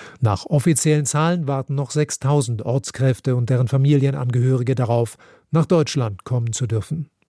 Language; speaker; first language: German; native; German